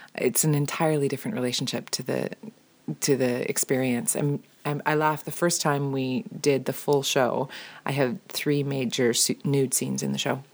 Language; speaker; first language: English; native; English